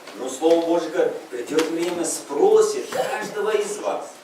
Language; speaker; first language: Russian; non-native, local second language; Uzbek